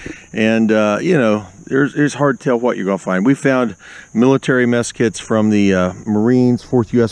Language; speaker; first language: English; native; English